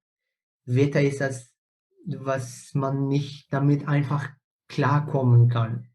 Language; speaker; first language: German; non-native, fluent; Persian